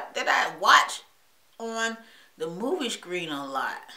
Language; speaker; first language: English; native; English